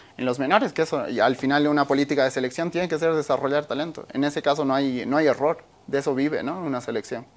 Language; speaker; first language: Spanish; native; Spanish